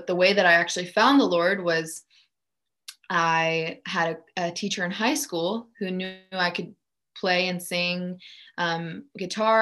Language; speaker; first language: English; early bilingual, other home language; German